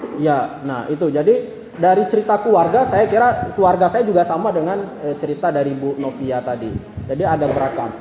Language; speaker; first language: Indonesian; non-native, local second language; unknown